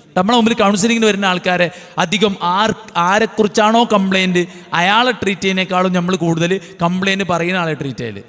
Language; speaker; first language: Malayalam; native; Malayalam